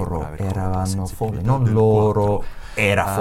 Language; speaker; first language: Italian; non-native, learner; English